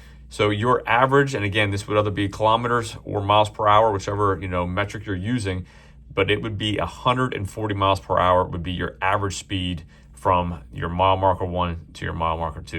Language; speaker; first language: English; native; English